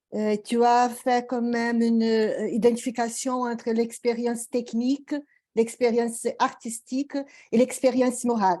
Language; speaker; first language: French; non-native, fluent; Portuguese